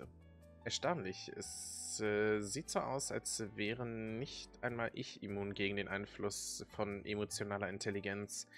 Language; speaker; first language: German; native; German